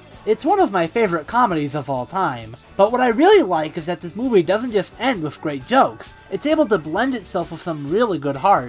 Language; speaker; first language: English; native; English